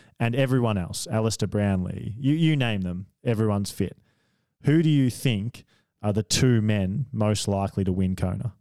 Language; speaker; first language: English; native; English